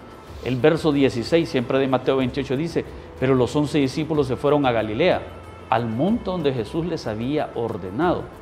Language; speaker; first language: Spanish; native; Spanish